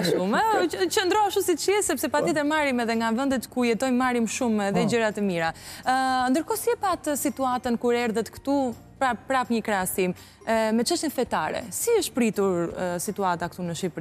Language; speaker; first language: Albanian; native; Albanian